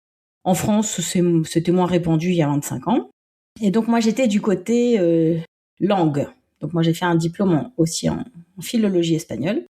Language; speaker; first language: French; native; French